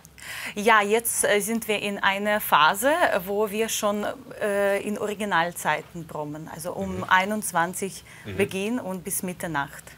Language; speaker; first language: German; non-native, fluent; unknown